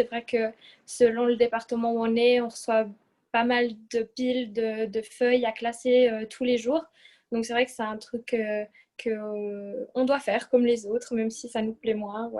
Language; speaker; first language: French; early bilingual, other home language; Portuguese